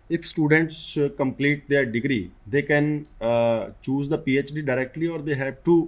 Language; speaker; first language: English; non-native, local second language; Punjabi